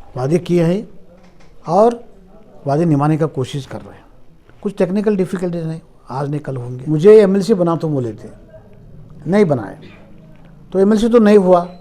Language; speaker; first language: Hindi; non-native, local second language; Marathi